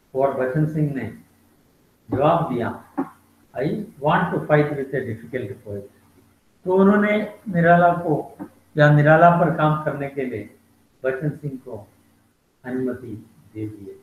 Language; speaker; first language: Hindi; non-native, local second language; Malayalam